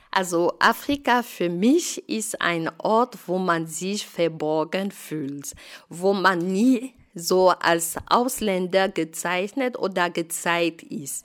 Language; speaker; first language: German; non-native, fluent; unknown